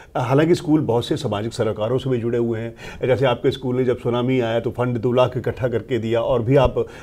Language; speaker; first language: Hindi; native; Hindi